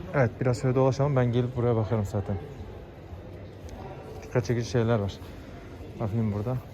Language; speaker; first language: Turkish; native; Turkish